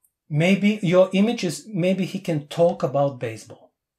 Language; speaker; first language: English; non-native, fluent; Bulgarian